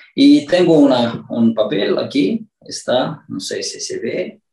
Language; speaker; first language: Spanish; non-native, fluent; Romanian